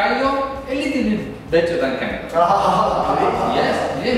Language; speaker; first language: English; non-native, learner; Spanish